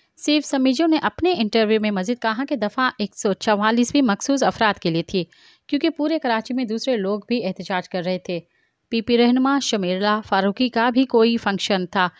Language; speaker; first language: Urdu; non-native, local second language; Sindhi